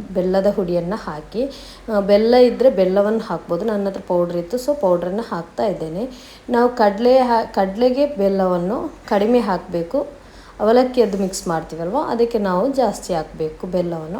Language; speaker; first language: Kannada; non-native, local second language; Badaga